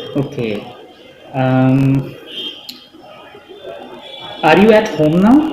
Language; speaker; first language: English; non-native, fluent; Bangla